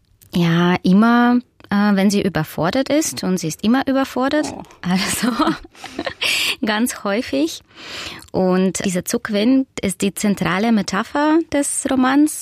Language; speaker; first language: German; non-native, fluent; Russian